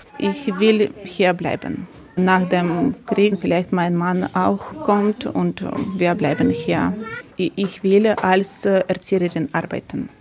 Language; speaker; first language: German; non-native, learner; Ukrainian